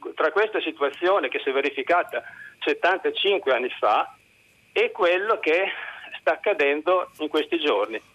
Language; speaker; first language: Italian; native; Italian